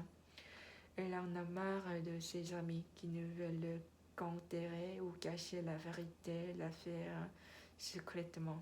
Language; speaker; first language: French; non-native, learner; Korean